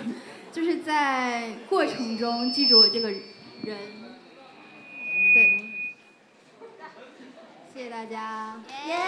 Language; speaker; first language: Chinese; native; Chinese